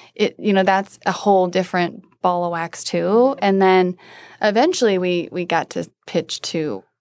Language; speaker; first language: English; native; English